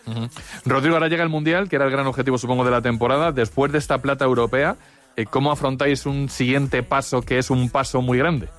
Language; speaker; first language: Spanish; native; Spanish